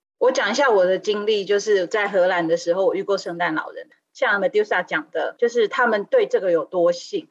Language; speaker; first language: Chinese; native; Chinese